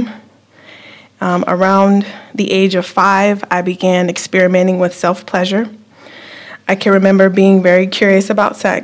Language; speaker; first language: English; native; English